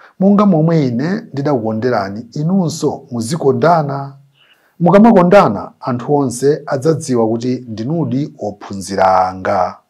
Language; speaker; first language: Nyanja; native; Nyanja